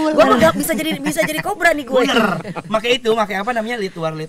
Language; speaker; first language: Indonesian; native; Indonesian